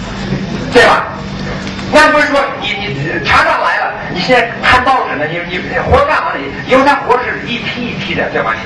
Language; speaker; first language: Chinese; early bilingual, other home language; English